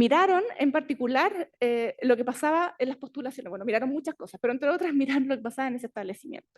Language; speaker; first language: Spanish; native; Spanish